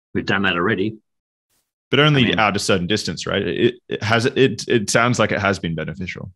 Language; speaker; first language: English; native; English